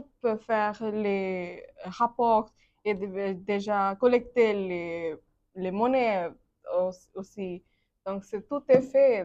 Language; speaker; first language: French; non-native, learner; Bangla